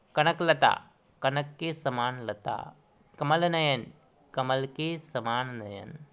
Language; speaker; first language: Hindi; non-native, local second language; Gujarati